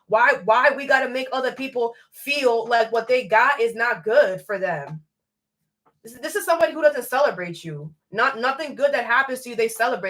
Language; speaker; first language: English; native; English